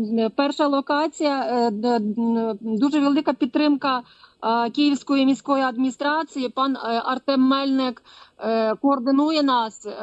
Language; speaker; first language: Ukrainian; non-native, fluent; Polish